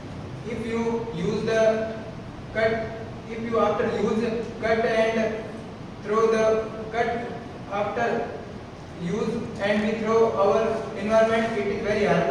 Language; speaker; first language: English; non-native, learner; Hindi